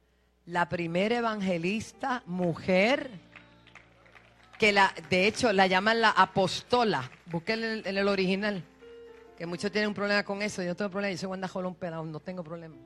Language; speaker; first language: Spanish; native; Spanish